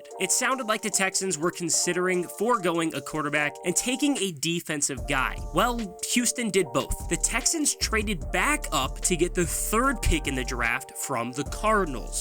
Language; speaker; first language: English; native; English